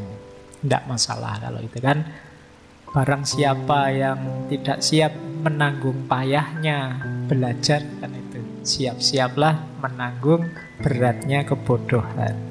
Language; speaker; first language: Indonesian; native; Indonesian